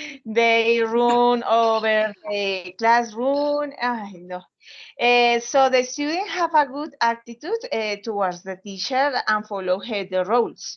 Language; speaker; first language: English; non-native, learner; Spanish